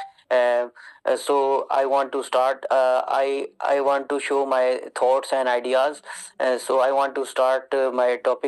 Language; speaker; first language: English; non-native, learner; Urdu